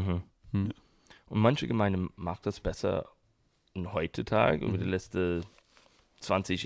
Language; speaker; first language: German; non-native, learner; English